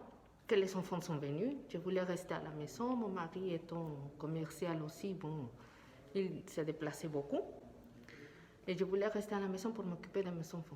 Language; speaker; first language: French; non-native, fluent; Spanish